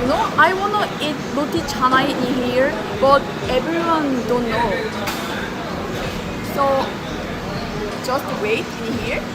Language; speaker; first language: English; non-native, learner; Japanese